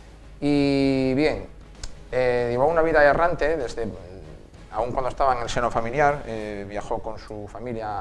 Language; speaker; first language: Spanish; native; Spanish